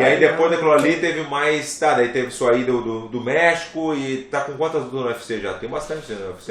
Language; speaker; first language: Portuguese; native; Portuguese